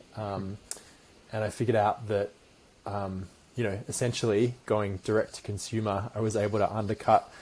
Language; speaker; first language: English; native; English